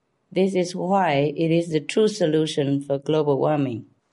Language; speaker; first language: English; non-native, fluent; Vietnamese